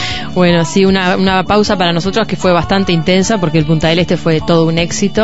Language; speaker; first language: Spanish; native; Spanish